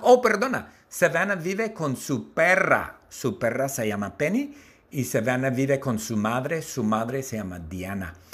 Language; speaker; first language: Spanish; non-native, learner; English